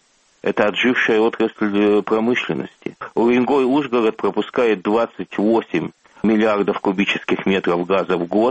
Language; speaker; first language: Russian; native; Russian